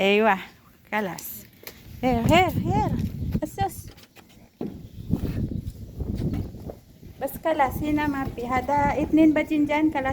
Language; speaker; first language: Arabic; non-native, learner; Filipino